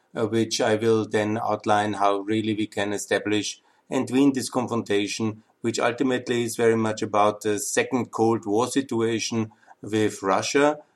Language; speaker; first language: English; non-native, fluent; German